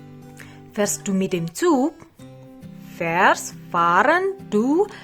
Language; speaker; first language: German; non-native, fluent; Indonesian